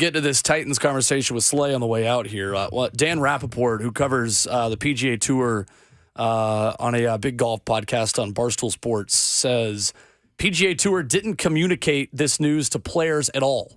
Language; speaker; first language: English; native; English